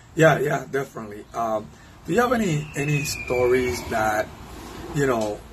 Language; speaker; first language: English; non-native, fluent; Spanish